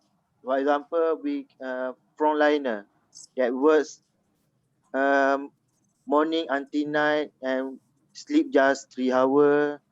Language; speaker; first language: English; non-native, local second language; Malay